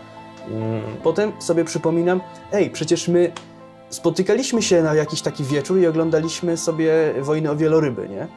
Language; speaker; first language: Polish; native; Polish